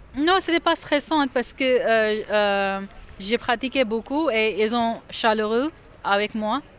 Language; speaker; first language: French; non-native, fluent; Urdu